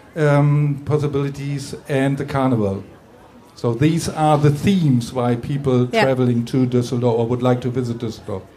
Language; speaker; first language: English; non-native, fluent; German